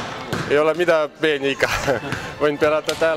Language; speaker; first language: Finnish; non-native, learner; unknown